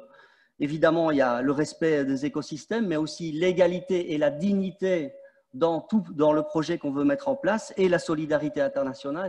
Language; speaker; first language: French; native; French